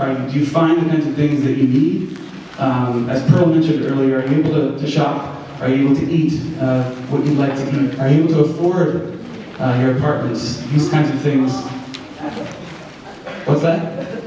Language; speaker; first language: English; native; English